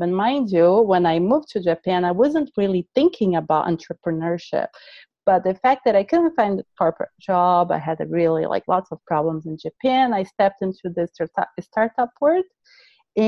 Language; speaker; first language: English; non-native, fluent; Portuguese